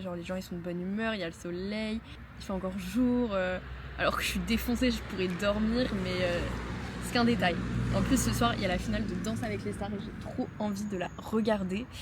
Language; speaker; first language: French; native; French